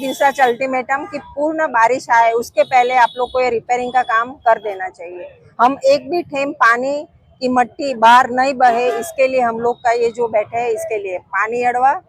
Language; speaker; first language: Hindi; non-native, local second language; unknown